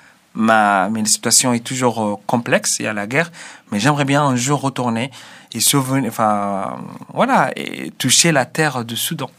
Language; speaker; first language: French; non-native, fluent; Arabic